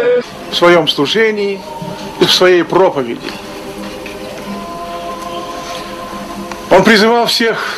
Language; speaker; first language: Russian; native; Russian